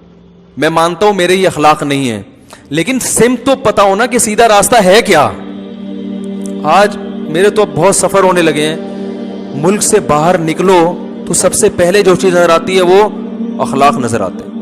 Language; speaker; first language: Urdu; native; Urdu